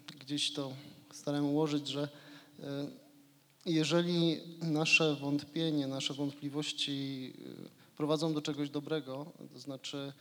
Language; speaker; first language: Polish; native; Polish